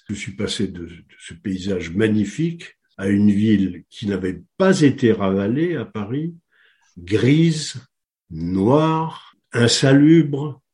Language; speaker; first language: French; native; French